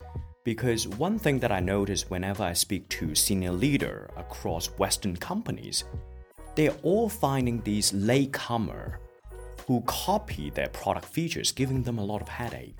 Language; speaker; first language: English; non-native, local second language; Cantonese